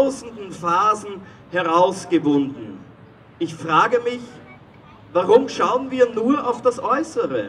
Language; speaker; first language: German; native; German